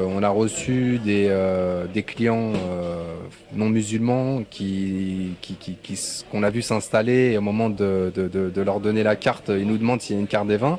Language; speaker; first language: French; native; French